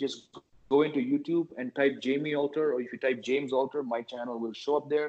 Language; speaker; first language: English; native; English